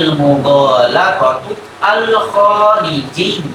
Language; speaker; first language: Arabic; non-native, fluent; Indonesian